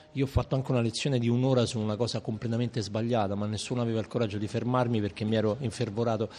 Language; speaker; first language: Italian; native; Italian